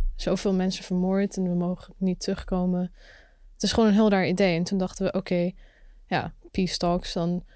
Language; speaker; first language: Dutch; early bilingual, other home language; Arabic